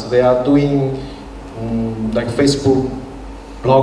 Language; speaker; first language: English; non-native, fluent; Chinese